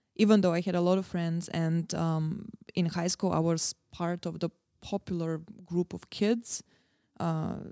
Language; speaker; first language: English; non-native, fluent; Bulgarian